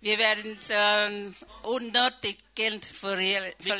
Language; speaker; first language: German; non-native, learner; Thai